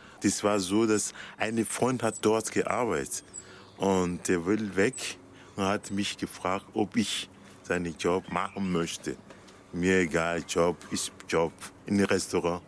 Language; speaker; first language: German; non-native, learner; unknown